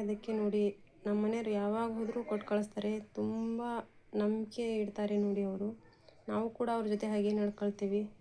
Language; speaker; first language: Kannada; non-native, local second language; Urdu